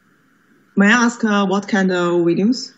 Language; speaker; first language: English; non-native, learner; Chinese